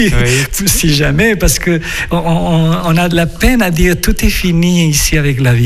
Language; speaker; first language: French; non-native, fluent; Spanish